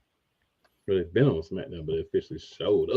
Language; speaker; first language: English; native; English